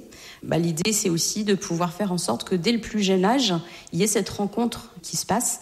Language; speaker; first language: French; native; French